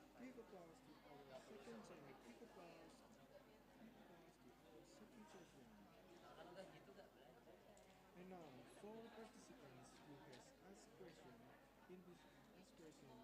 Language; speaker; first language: English; non-native, learner; Indonesian